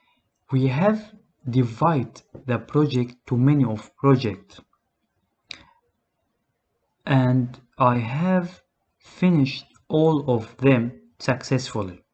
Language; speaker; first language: English; non-native, learner; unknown